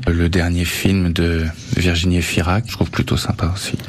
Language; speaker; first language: French; native; French